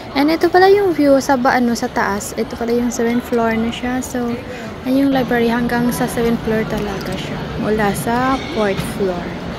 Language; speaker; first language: Filipino; native; Filipino